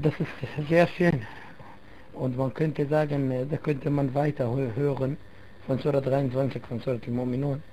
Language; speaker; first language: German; non-native, fluent; Arabic